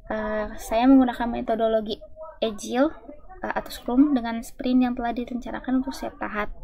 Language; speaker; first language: Indonesian; native; Indonesian